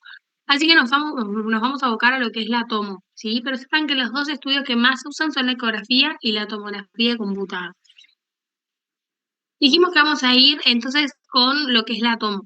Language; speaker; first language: Spanish; native; Spanish